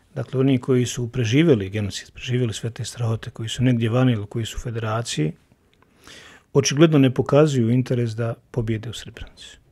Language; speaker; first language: Bosnian; native; Bosnian